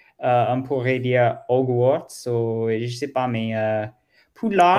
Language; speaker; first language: French; non-native, learner; German